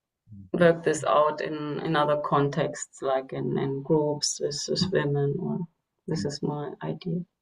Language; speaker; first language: English; non-native, fluent; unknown